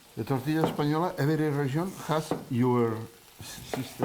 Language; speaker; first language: English; non-native, learner; Catalan